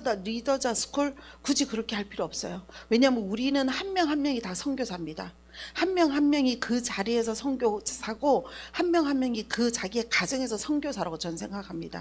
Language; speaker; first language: Korean; native; Korean